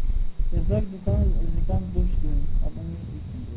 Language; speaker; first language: German; non-native, learner; Turkish